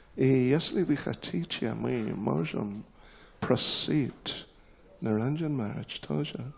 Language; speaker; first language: Russian; non-native, learner; English